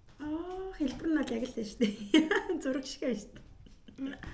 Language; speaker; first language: Mongolian; native; Mongolian